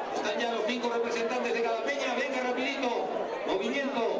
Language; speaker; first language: Spanish; native; Spanish